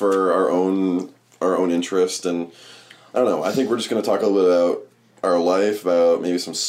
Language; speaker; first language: English; native; English